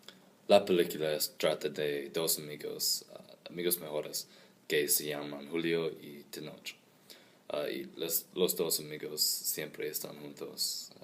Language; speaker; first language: Spanish; non-native, learner; English